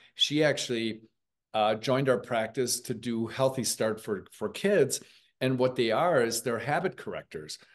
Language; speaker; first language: English; early bilingual, other home language; German